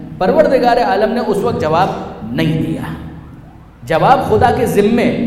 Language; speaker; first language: Urdu; non-native, local second language; Punjabi